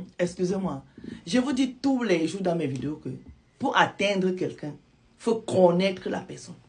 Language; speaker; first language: French; non-native, local second language; Lingala